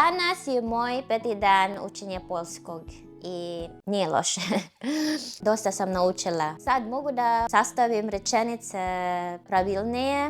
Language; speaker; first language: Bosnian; non-native, fluent; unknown